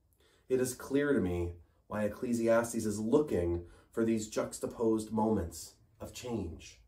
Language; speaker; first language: English; native; English